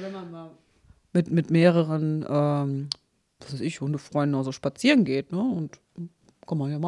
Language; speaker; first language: German; native; German